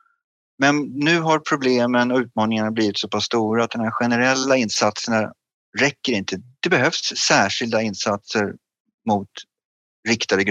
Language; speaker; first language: Swedish; native; Swedish